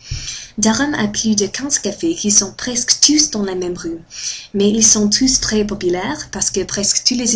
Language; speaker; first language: French; non-native, fluent; English